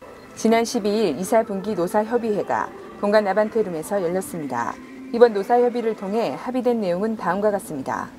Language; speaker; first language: Korean; native; Korean